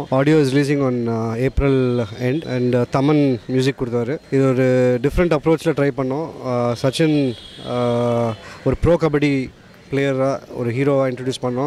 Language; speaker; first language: Tamil; non-native, learner; Telugu